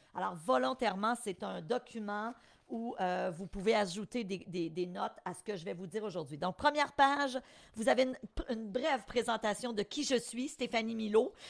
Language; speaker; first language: French; native; French